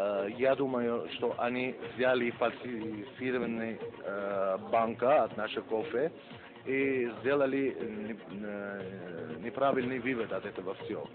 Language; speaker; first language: Russian; non-native, learner; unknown